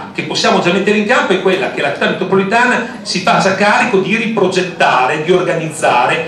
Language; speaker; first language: Italian; native; Italian